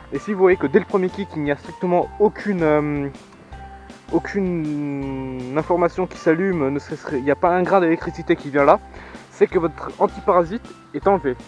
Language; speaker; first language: French; native; French